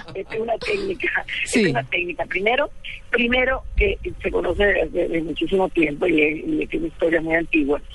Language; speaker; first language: Spanish; native; Spanish